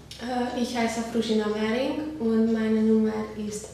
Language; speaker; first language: German; non-native, learner; Hungarian